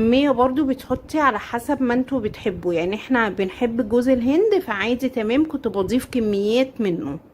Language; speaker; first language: Arabic; native; Arabic